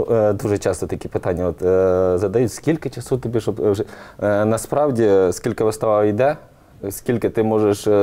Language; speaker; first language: Ukrainian; native; Ukrainian